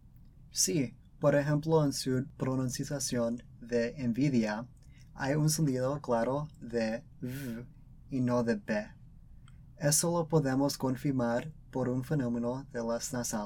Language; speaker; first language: Spanish; early bilingual, other home language; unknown